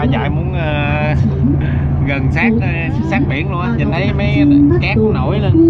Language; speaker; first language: Vietnamese; native; Vietnamese